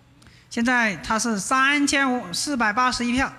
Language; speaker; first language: Chinese; native; Chinese